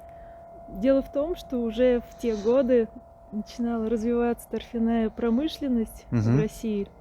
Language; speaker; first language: Russian; native; Russian